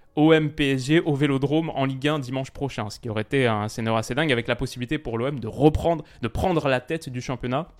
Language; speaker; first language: French; native; French